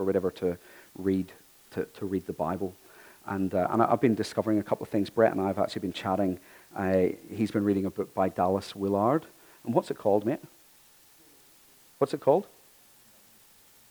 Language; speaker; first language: English; native; English